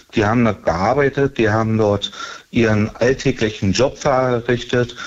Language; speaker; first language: German; early bilingual, other home language; English